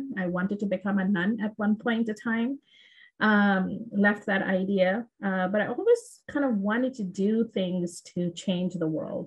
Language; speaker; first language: English; non-native, local second language; Bangla